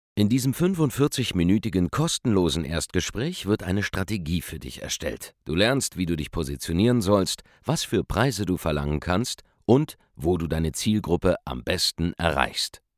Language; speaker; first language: German; native; German